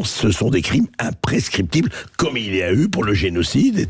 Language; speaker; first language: French; native; French